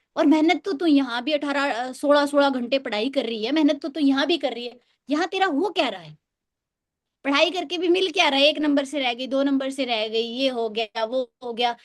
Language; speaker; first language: Hindi; native; Hindi